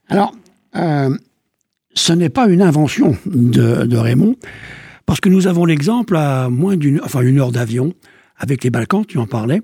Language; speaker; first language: French; native; French